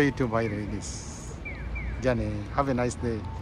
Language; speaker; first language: English; non-native, local second language; Ganda